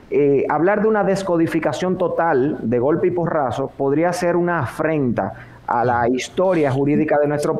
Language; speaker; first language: Spanish; native; Spanish